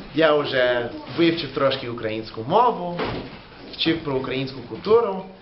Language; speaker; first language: Ukrainian; non-native, learner; English